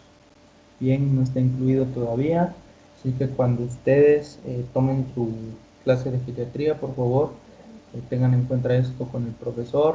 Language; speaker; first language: Spanish; native; Spanish